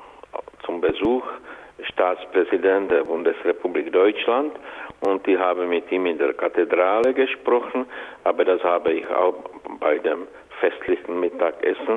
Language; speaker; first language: German; non-native, fluent; Czech